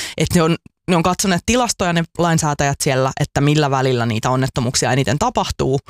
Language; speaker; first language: Finnish; native; Finnish